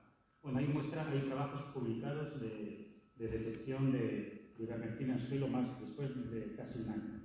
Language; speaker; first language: Spanish; native; Spanish